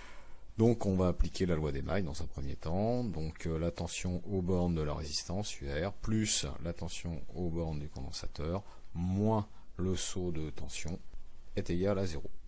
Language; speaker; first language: French; native; French